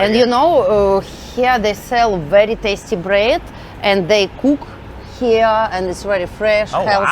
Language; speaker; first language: English; non-native, learner; Russian